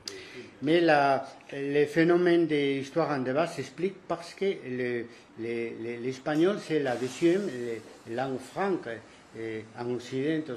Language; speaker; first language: French; non-native, fluent; Spanish